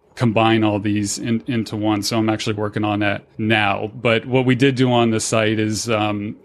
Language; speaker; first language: English; native; English